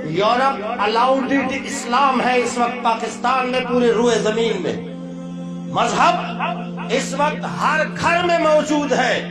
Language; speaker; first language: Urdu; native; Urdu